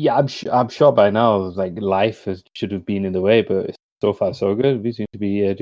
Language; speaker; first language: English; native; English